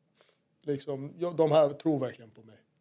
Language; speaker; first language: Swedish; native; Swedish